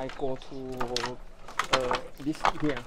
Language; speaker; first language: English; non-native, learner; Shan